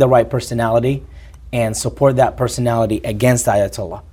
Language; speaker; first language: English; non-native, fluent; Arabic